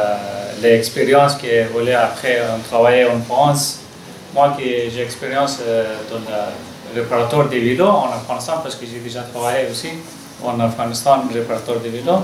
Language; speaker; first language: French; non-native, learner; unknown